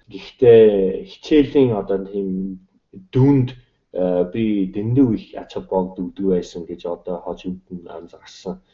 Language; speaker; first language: Mongolian; non-native, fluent; English